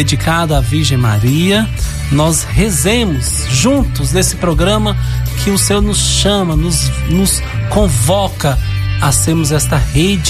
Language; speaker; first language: Portuguese; native; Portuguese